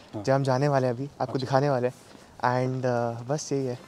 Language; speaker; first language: Hindi; non-native, local second language; Bangla